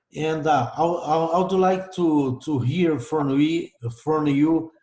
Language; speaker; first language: English; non-native, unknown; Portuguese